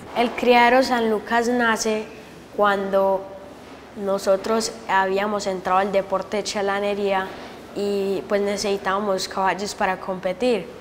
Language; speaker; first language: Spanish; early bilingual, heritage; Spanish